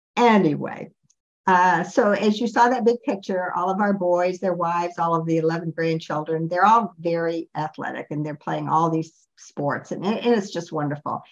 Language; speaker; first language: English; native; English